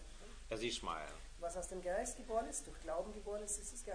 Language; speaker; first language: German; native; German